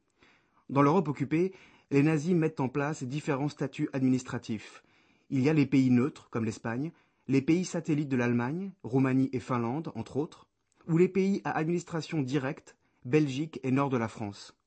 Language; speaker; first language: French; native; French